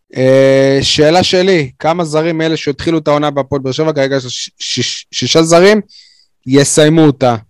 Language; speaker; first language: Hebrew; native; Hebrew